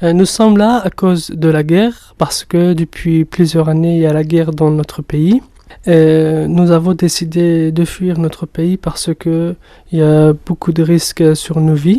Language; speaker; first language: French; non-native, fluent; Kurdish